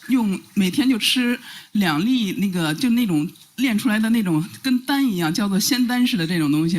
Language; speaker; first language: Chinese; native; Chinese